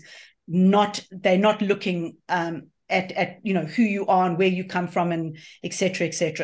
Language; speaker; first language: English; native; English